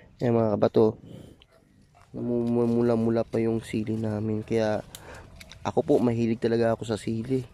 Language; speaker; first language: Filipino; non-native, local second language; Hiligaynon